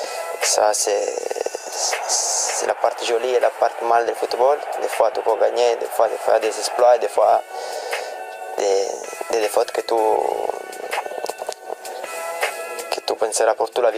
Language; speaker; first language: French; non-native, fluent; Italian